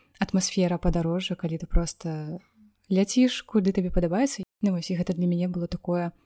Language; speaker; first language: Belarusian; non-native, local second language; Russian